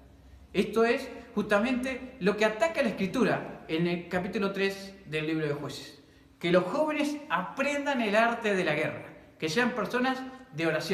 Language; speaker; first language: Spanish; native; Spanish